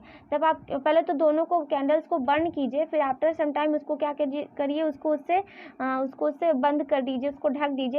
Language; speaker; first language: Hindi; native; Hindi